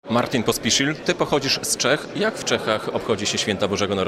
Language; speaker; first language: Polish; native; Polish